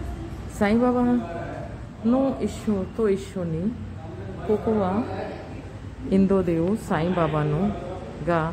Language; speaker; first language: Japanese; non-native, learner; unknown